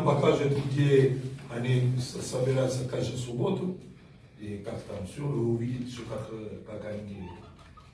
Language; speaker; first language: Russian; non-native, fluent; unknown